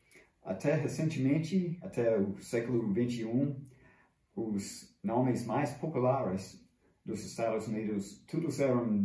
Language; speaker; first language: Portuguese; non-native, fluent; English